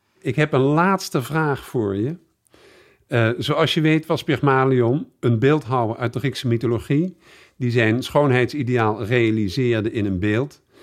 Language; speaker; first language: Dutch; native; Dutch